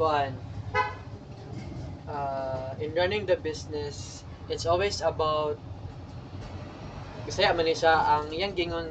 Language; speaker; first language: English; non-native, local second language; Cebuano